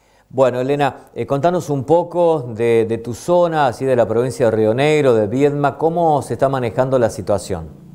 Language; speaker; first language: Spanish; native; Spanish